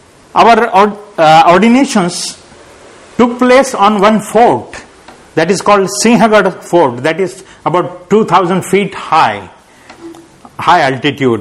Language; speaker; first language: English; non-native, local second language; Marathi